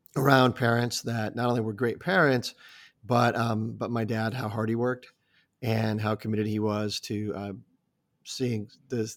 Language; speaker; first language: English; native; English